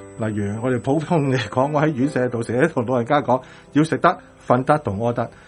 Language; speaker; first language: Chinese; non-native, local second language; Cantonese